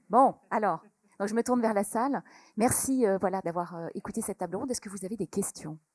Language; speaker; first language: French; native; French